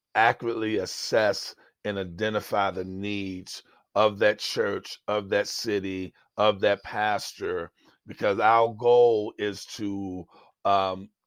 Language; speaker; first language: English; native; English